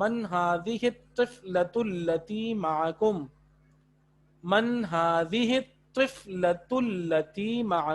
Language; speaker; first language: Arabic; non-native, fluent; Urdu